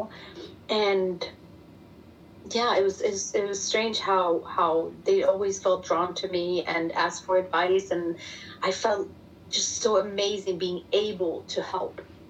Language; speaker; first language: English; non-native, fluent; German